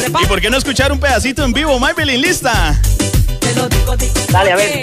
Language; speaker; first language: Spanish; native; Spanish